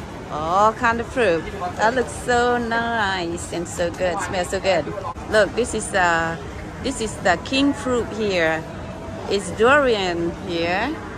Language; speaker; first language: English; non-native, learner; Thai